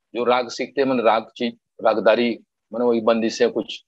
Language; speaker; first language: Hindi; native; Hindi